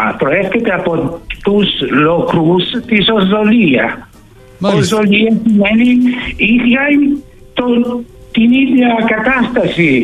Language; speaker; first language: Greek; early bilingual, heritage; Greek